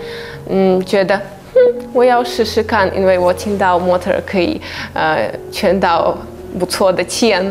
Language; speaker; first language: Chinese; non-native, fluent; Russian